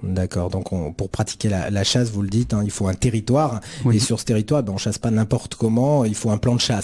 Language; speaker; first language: French; native; French